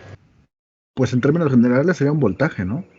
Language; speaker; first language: Spanish; native; Spanish